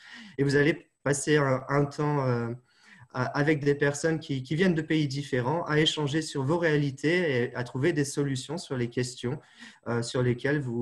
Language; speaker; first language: French; native; French